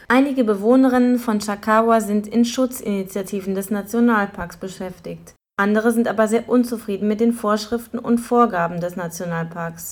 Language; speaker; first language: German; native; German